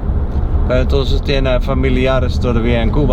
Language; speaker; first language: Spanish; non-native, learner; English